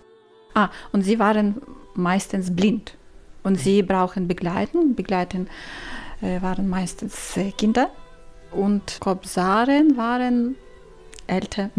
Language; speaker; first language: German; non-native, learner; Ukrainian